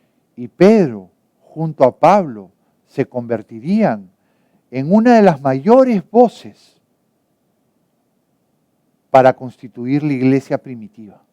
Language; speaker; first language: Spanish; native; Spanish